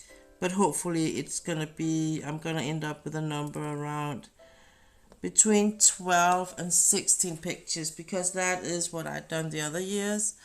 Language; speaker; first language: English; non-native, fluent; Danish